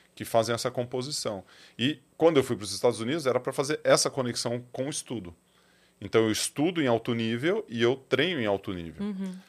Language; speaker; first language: Portuguese; native; Portuguese